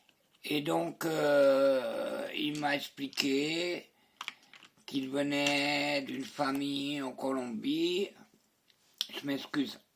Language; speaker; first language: French; non-native, fluent; Spanish